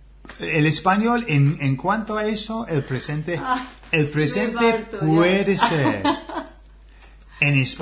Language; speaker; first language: Spanish; non-native, fluent; English